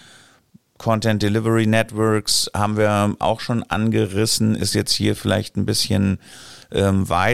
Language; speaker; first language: German; native; German